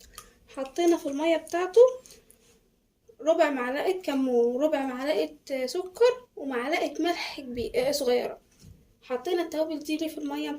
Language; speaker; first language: Arabic; native; Arabic